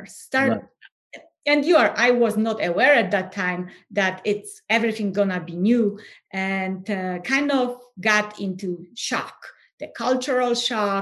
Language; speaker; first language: English; non-native, fluent; Polish